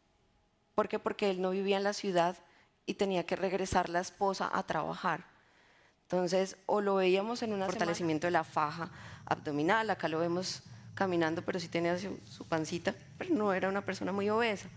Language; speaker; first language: Spanish; native; Spanish